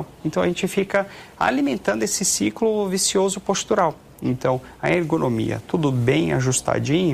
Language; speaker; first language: Portuguese; native; Portuguese